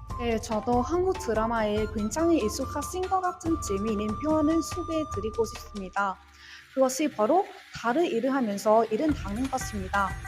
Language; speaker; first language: Korean; non-native, learner; Vietnamese